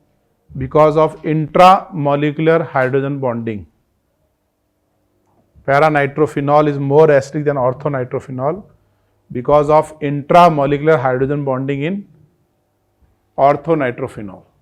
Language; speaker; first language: Hindi; native; Hindi